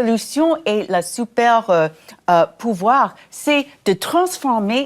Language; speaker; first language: French; non-native, fluent; English